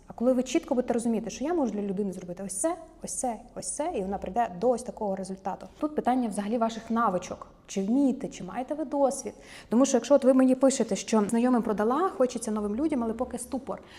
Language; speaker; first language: Ukrainian; native; Ukrainian